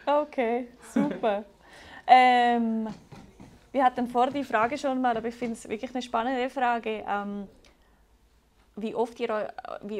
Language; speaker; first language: German; native; German